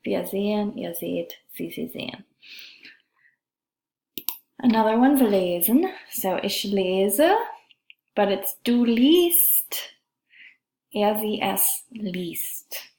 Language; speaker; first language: German; non-native, fluent; English